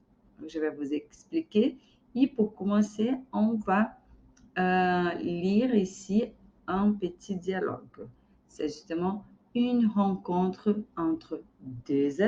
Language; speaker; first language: French; non-native, fluent; Portuguese